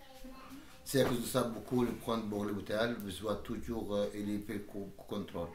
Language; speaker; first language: French; non-native, learner; Arabic